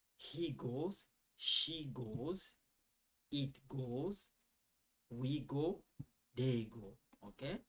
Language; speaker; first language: English; non-native, fluent; Lingala